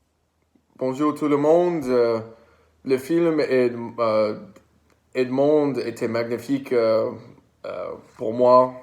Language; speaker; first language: French; non-native, learner; English